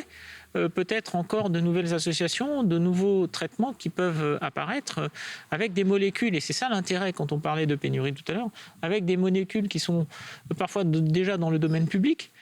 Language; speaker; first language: French; native; French